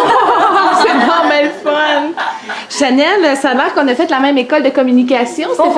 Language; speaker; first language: French; native; French